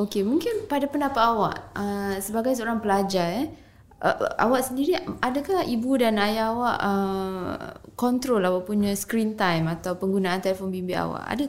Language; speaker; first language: Malay; native; Malay